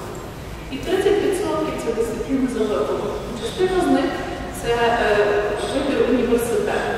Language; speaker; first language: Ukrainian; native; Ukrainian